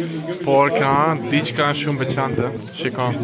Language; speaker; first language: Albanian; non-native, learner; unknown